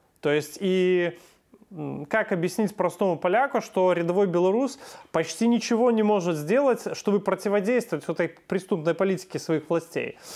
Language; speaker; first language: Russian; native; Russian